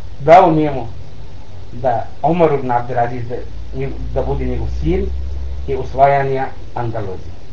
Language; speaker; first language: Bosnian; non-native, learner; Arabic